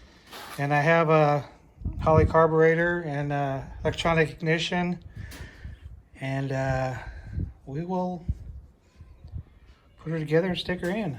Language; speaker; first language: English; native; English